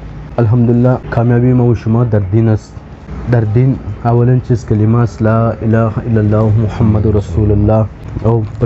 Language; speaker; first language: Hindi; non-native, learner; Pashto